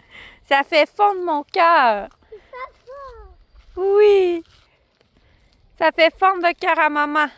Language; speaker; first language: French; native; French